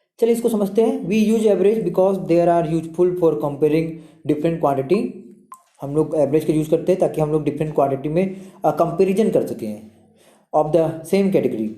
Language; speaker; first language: Hindi; native; Hindi